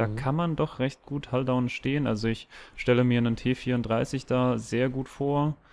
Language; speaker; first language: German; native; German